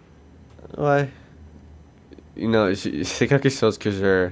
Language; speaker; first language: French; non-native, learner; English